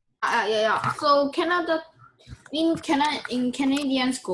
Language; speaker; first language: English; non-native, learner; Korean